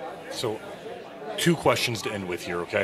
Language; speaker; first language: English; native; English